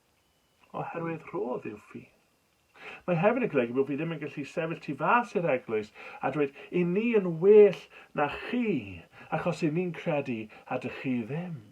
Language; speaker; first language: Welsh; native; Welsh